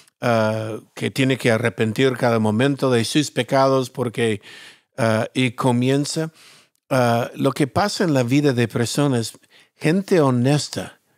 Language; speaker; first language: Spanish; non-native, fluent; English